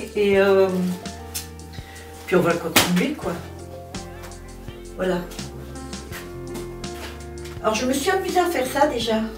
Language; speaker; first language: French; native; French